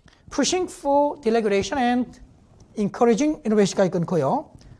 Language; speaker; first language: English; non-native, fluent; Korean